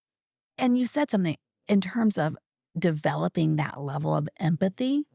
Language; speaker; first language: English; native; English